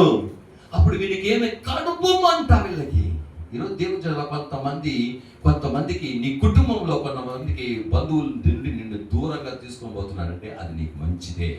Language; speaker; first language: Telugu; native; Telugu